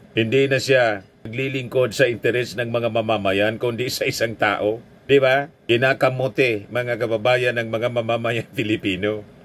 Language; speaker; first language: Filipino; non-native, local second language; Bikol